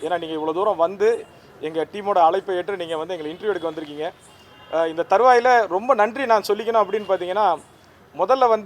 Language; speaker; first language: Tamil; native; Tamil